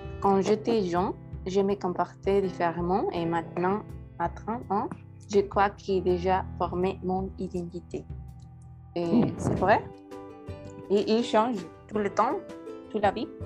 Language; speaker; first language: French; non-native, learner; Spanish